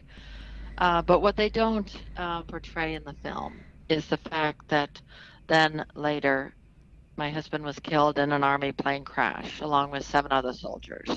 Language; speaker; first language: English; native; English